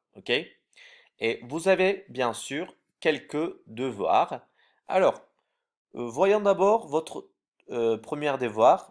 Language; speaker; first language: French; non-native, fluent; Turkish